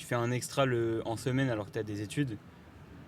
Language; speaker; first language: French; native; French